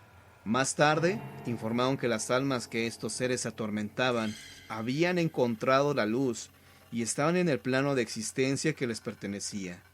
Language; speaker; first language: Spanish; native; Spanish